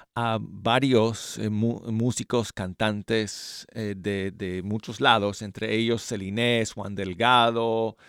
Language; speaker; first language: Spanish; native; Spanish